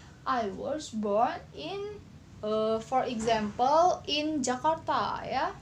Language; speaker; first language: English; non-native, learner; Indonesian